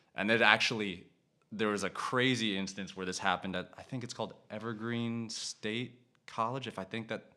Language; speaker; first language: English; native; English